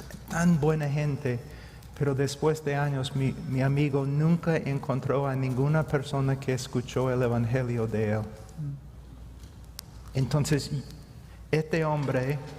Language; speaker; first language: Spanish; non-native, fluent; English